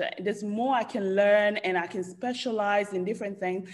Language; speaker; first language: English; non-native, fluent; Italian